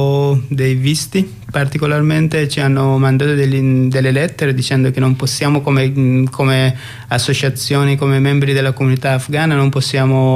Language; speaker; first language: Italian; non-native, fluent; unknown